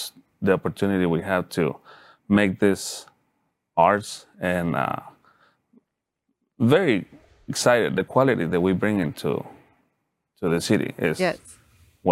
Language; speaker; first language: English; non-native, fluent; Spanish